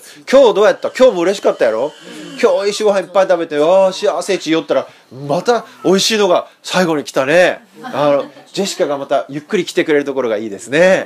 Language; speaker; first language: Japanese; native; Japanese